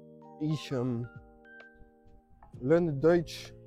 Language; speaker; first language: German; non-native, learner; French